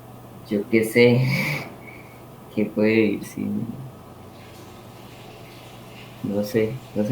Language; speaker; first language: Spanish; native; Spanish